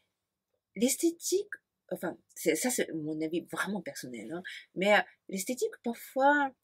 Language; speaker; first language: French; non-native, fluent; Japanese